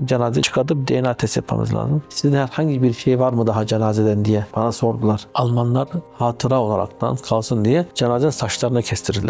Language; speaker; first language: Turkish; early bilingual, heritage; Turkish